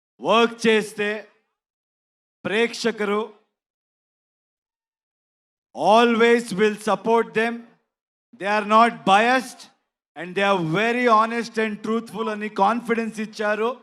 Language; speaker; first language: Telugu; non-native, learner; Kannada